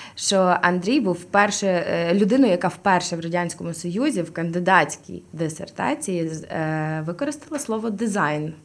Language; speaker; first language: Ukrainian; non-native, local second language; Russian